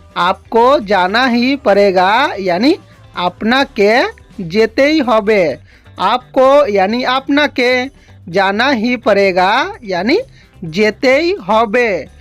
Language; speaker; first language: Hindi; native; Hindi